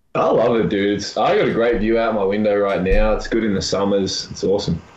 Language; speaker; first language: English; native; English